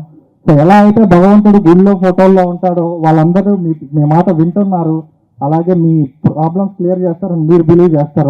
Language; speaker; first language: Telugu; native; Telugu